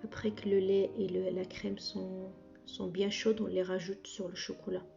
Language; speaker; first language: French; non-native, local second language; Arabic